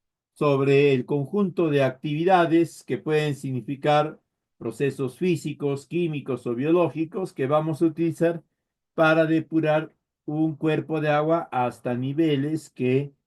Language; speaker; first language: Spanish; native; Spanish